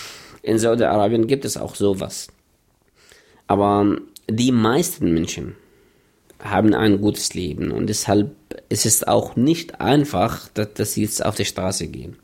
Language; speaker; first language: German; non-native, fluent; Arabic